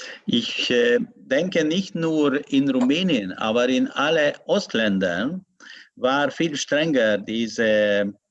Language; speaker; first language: German; non-native, learner; Hungarian